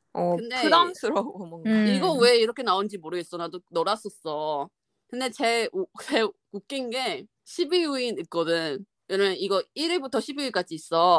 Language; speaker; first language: Korean; non-native, fluent; Chinese